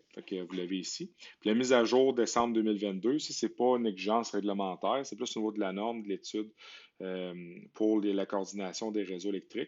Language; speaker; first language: French; native; French